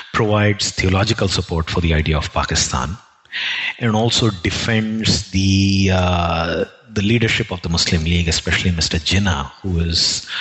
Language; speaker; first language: English; non-native, local second language; Telugu